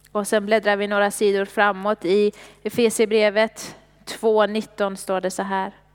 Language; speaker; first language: Swedish; non-native, fluent; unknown